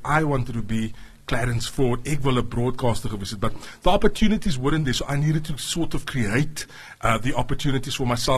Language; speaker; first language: English; non-native, local second language; Afrikaans